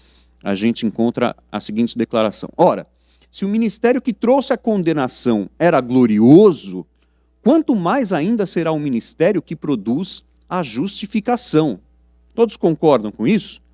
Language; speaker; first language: Portuguese; native; Portuguese